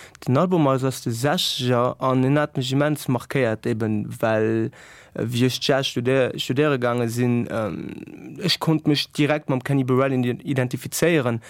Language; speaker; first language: Luxembourgish; native; Luxembourgish